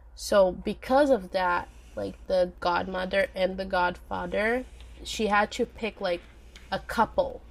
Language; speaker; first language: English; non-native, fluent; Portuguese